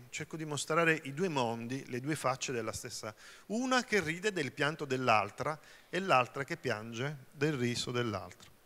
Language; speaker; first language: Italian; native; Italian